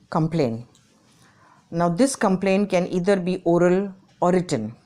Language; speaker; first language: English; non-native, local second language; Gujarati